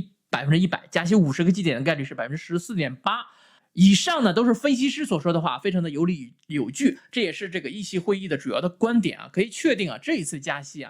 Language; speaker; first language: Chinese; native; Chinese